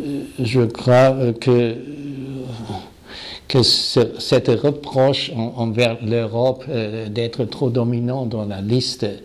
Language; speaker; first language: French; non-native, fluent; German